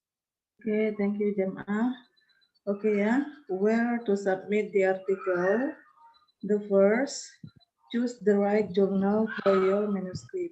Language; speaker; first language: English; non-native, learner; Indonesian